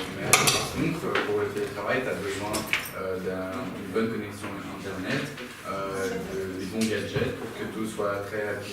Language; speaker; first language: French; non-native, fluent; Ukrainian